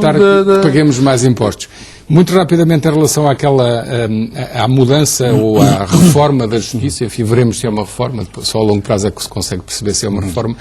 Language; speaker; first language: Portuguese; native; Portuguese